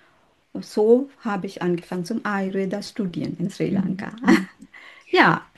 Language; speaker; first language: German; non-native, learner; Sinhala